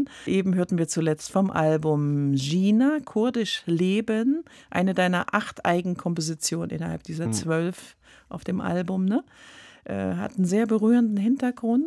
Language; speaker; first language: German; native; German